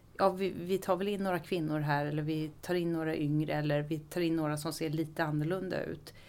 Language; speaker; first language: Swedish; native; Swedish